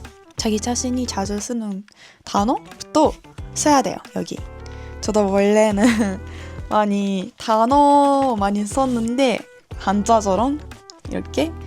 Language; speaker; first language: Korean; non-native, learner; Japanese